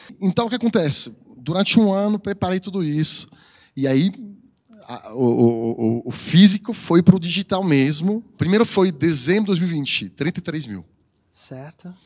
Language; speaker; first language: Portuguese; non-native, fluent; French